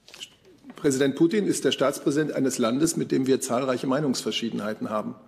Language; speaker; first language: German; native; German